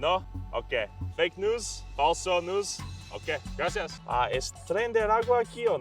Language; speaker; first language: Spanish; non-native, learner; English